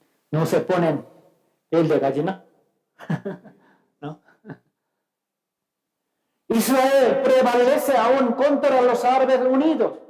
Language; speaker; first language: Spanish; non-native, fluent; Korean